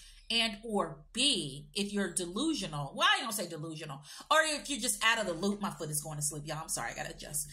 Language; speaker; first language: English; native; English